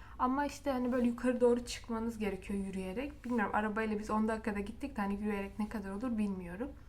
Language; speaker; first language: Turkish; native; Turkish